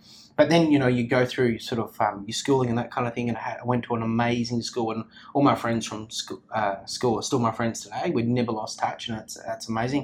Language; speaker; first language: English; native; English